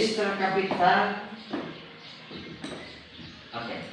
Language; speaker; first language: English; non-native, learner; Indonesian